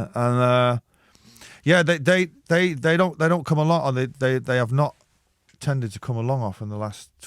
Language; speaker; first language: English; native; English